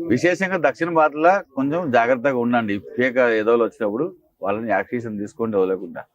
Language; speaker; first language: Telugu; native; Telugu